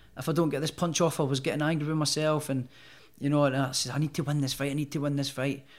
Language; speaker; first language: English; native; English